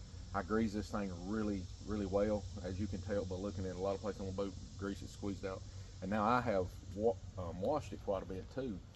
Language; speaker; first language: English; native; English